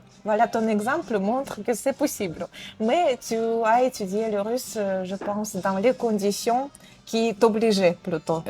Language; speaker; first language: French; non-native, fluent; Russian